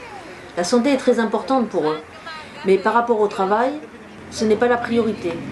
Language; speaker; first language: French; native; French